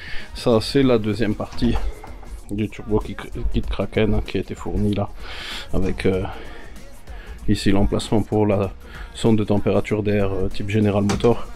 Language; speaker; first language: French; native; French